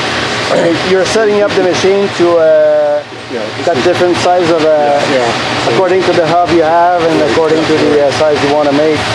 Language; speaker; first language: English; non-native, local second language; French